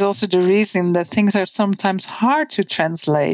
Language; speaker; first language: English; non-native, fluent; Dutch